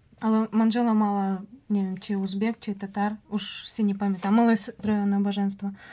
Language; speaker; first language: Slovak; non-native, fluent; Russian